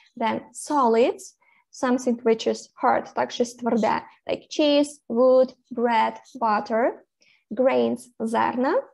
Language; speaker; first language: English; non-native, fluent; Ukrainian